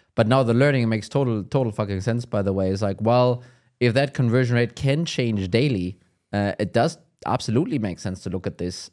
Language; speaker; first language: English; non-native, fluent; German